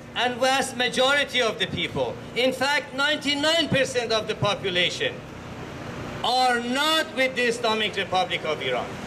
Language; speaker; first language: English; non-native, fluent; Persian